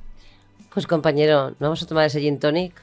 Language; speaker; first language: Spanish; native; Spanish